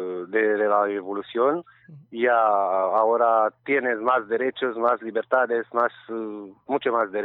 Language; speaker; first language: Spanish; non-native, learner; Romanian